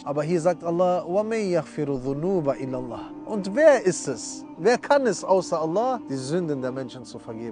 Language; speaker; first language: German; early bilingual, other home language; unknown